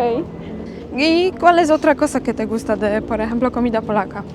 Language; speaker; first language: Spanish; non-native, fluent; Polish